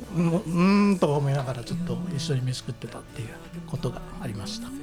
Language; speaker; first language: Japanese; native; Japanese